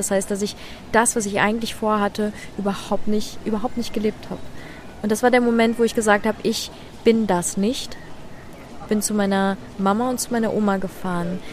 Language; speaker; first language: German; early bilingual, other home language; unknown